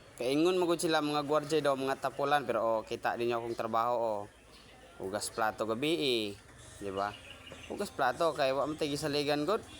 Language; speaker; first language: Cebuano; native; Cebuano